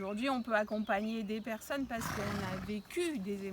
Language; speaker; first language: French; native; French